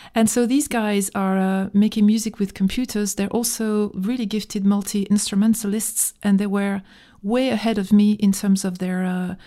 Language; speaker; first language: English; non-native, fluent; French